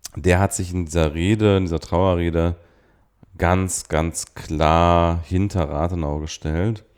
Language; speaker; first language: German; native; German